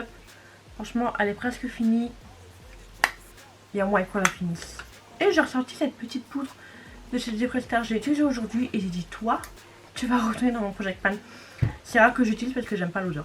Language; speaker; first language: French; native; French